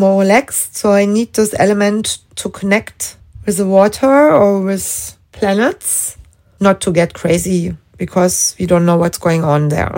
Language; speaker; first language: English; non-native, fluent; German